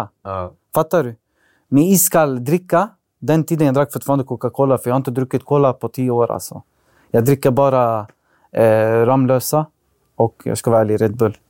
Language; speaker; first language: Swedish; early bilingual, other home language; Arabic